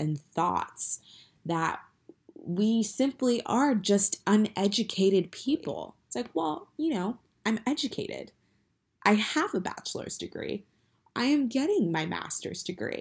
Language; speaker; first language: English; native; English